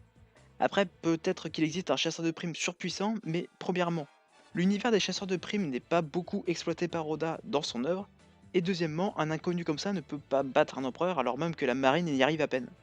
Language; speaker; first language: French; native; French